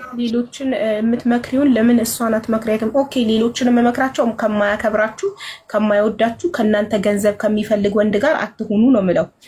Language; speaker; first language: Amharic; native; Amharic